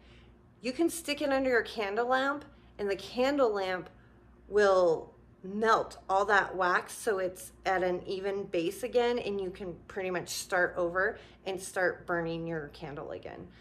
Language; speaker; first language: English; native; English